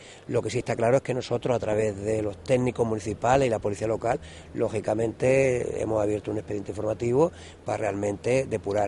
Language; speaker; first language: Spanish; native; Spanish